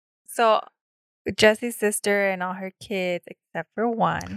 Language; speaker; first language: English; early bilingual, other home language; Spanish